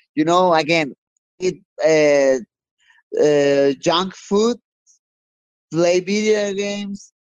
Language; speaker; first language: English; non-native, learner; Spanish